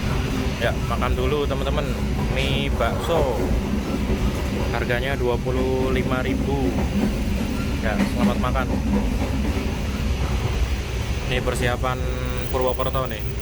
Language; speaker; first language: Indonesian; native; Indonesian